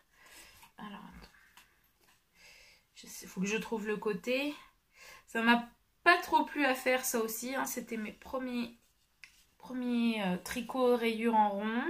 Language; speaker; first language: French; native; French